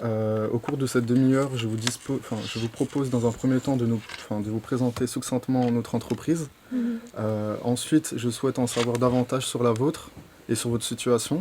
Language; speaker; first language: French; native; French